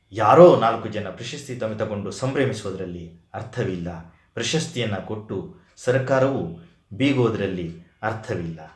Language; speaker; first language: Kannada; native; Kannada